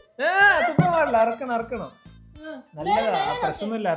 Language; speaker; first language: Malayalam; native; Malayalam